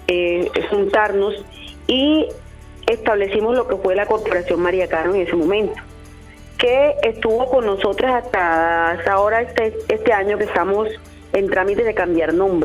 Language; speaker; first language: Spanish; native; Spanish